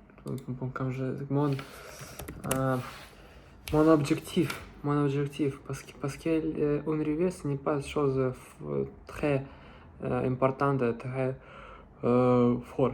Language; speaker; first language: French; non-native, learner; Russian